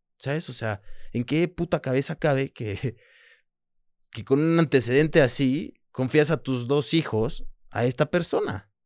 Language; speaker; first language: Spanish; early bilingual, other home language; French